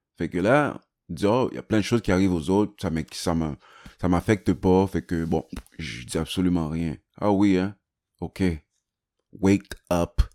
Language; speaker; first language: French; native; French